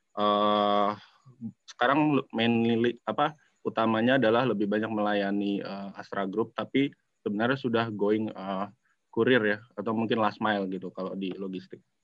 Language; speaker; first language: Indonesian; native; Indonesian